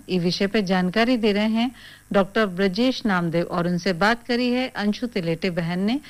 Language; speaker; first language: Hindi; native; Hindi